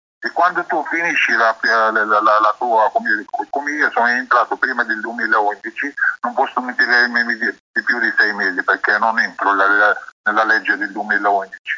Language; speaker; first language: Italian; non-native, learner; Arabic